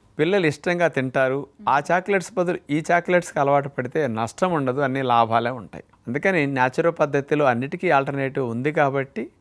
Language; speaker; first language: Telugu; native; Telugu